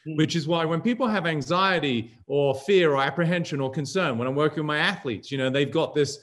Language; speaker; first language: English; native; English